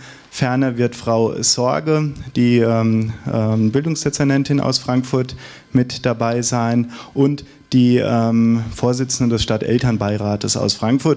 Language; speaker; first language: German; native; German